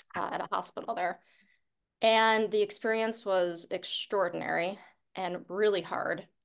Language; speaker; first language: English; native; English